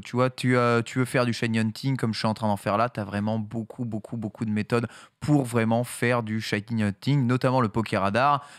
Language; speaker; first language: French; native; French